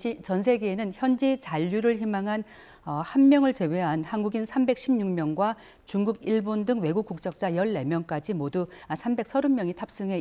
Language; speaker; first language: Korean; native; Korean